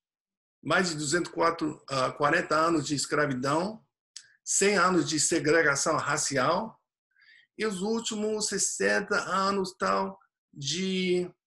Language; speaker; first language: Portuguese; non-native, fluent; English